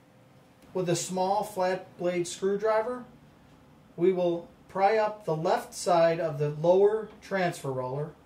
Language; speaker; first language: English; native; English